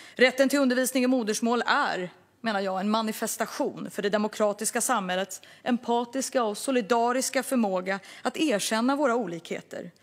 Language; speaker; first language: Swedish; non-native, local second language; Kurdish